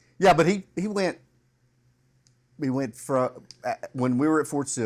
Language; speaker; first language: English; native; English